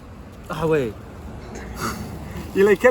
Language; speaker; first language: French; non-native, fluent; English